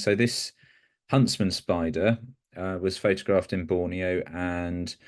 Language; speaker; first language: English; native; English